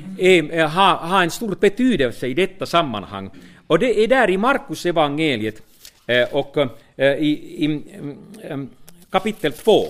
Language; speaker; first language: Swedish; non-native, fluent; Finnish